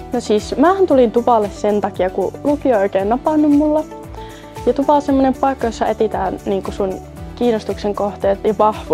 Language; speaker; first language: Finnish; native; Finnish